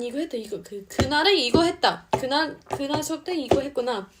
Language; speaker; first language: Korean; non-native, fluent; Vietnamese